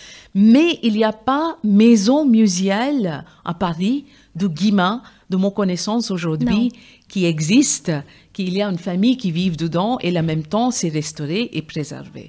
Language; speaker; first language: French; non-native, fluent; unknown